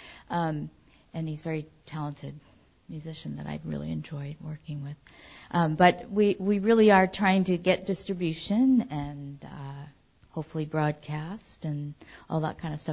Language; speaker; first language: English; early bilingual, other home language; Japanese